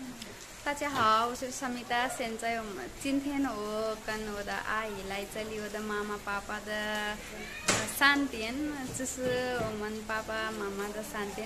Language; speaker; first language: Chinese; non-native, learner; Nepali